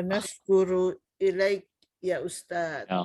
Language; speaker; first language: Arabic; non-native, learner; Indonesian